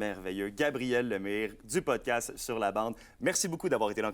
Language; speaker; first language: French; native; French